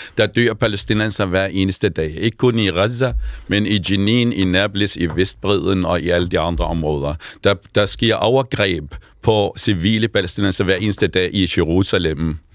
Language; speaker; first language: Danish; non-native, fluent; Arabic